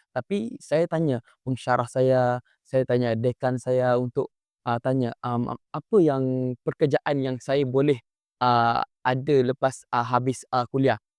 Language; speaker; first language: Malay; native; Malay